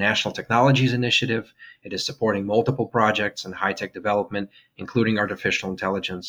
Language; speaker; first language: English; non-native, fluent; Russian